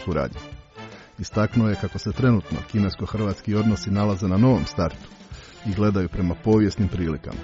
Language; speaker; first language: Croatian; native; Croatian